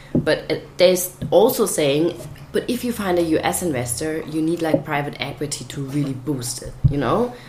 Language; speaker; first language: English; non-native, fluent; German